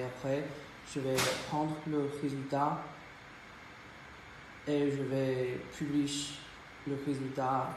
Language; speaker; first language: French; non-native, learner; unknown